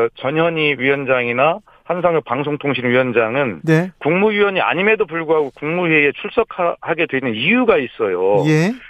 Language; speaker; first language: Korean; native; Korean